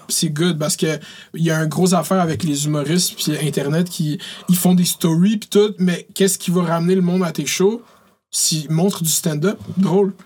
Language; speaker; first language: French; early bilingual, other home language; Arabic